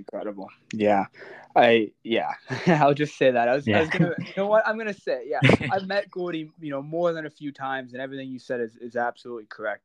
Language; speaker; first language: English; native; English